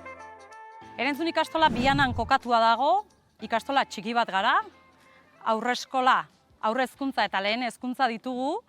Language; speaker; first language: Basque; native; Basque